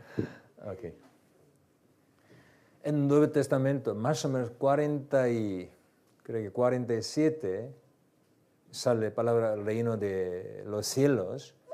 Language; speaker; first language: Spanish; non-native, learner; Korean